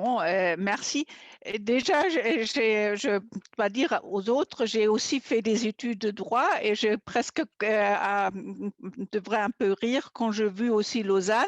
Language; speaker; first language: French; non-native, fluent; German